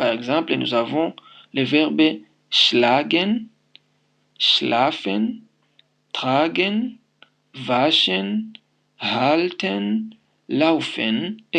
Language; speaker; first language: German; non-native, fluent; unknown